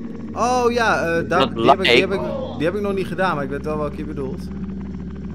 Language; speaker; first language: Dutch; native; Dutch